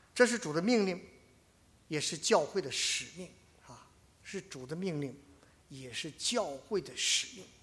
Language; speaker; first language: Chinese; native; Chinese